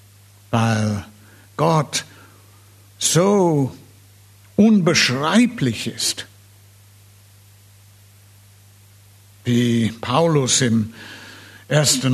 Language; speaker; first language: German; non-native, fluent; English